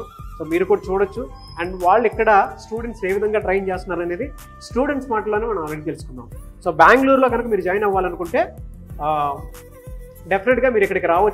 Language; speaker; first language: Telugu; native; Telugu